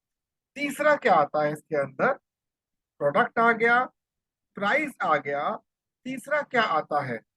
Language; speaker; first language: Hindi; native; Hindi